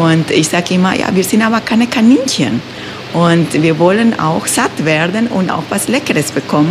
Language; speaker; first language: German; non-native, fluent; Spanish